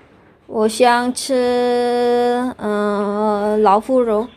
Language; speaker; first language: Chinese; non-native, learner; Javanese